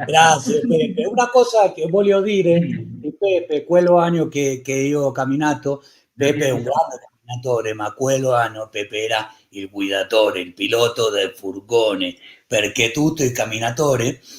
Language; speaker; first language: Italian; non-native, learner; Spanish